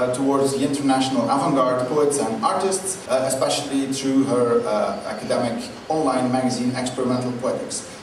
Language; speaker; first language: English; non-native, fluent; Dutch